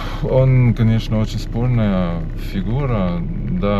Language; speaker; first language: Russian; non-native, fluent; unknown